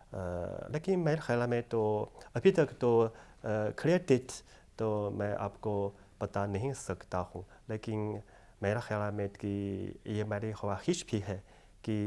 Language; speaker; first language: Hindi; non-native, fluent; Chinese